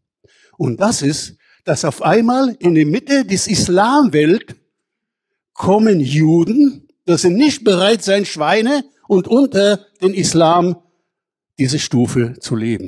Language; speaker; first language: German; non-native, fluent; Hebrew